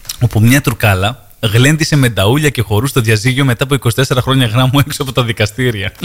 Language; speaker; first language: Greek; native; Greek